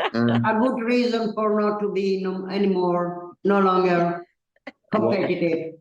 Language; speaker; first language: English; non-native, learner; Italian